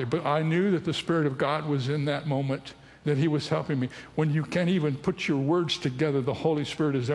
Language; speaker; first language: English; native; English